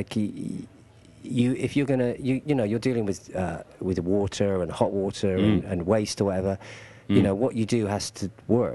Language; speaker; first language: English; native; English